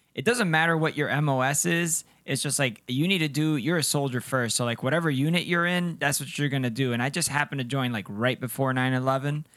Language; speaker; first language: English; non-native, fluent; Spanish